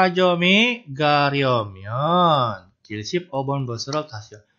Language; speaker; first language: Korean; non-native, fluent; Indonesian